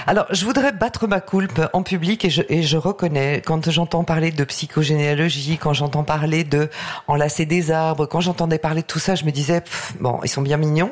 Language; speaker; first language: French; native; French